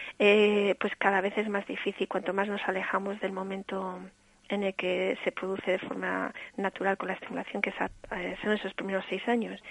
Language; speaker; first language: Spanish; early bilingual, heritage; Spanish